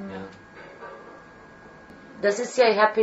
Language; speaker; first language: German; non-native, fluent; Turkish